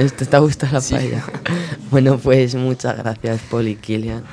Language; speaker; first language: Spanish; native; Spanish